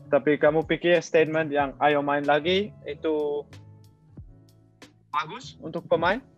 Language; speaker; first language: Indonesian; non-native, learner; Dutch